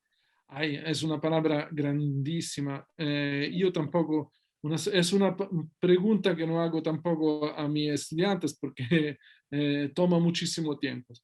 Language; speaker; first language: Spanish; non-native, fluent; Italian